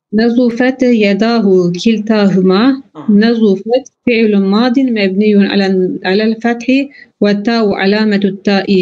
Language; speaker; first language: Arabic; non-native, learner; Turkish